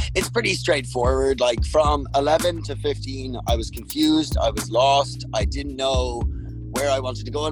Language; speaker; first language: English; native; English